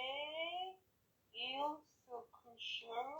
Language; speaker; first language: French; non-native, learner; English